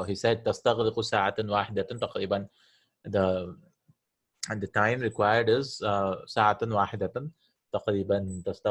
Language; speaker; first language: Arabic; non-native, fluent; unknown